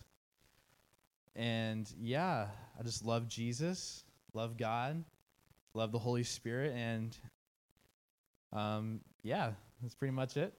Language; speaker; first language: English; native; English